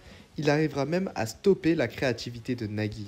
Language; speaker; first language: French; native; French